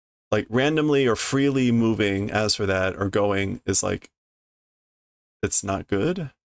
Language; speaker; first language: English; native; English